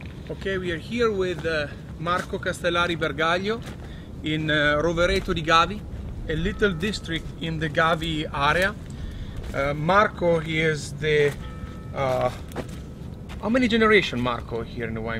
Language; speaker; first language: English; non-native, fluent; Italian